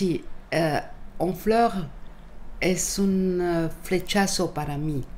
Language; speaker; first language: Spanish; non-native, learner; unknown